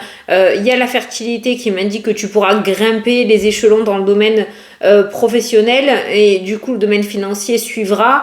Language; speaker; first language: French; native; French